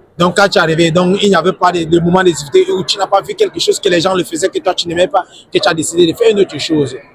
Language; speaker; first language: French; non-native, local second language; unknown